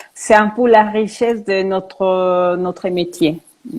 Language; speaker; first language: French; non-native, fluent; Spanish